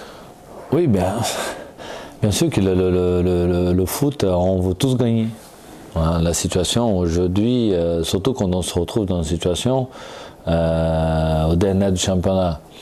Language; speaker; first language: French; non-native, fluent; Portuguese